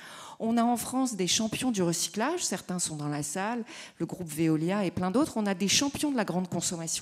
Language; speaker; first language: French; native; French